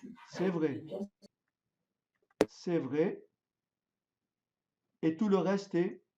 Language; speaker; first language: French; native; French